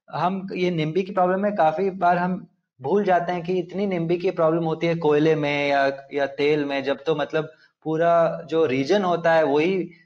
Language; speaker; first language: Hindi; non-native, local second language; Telugu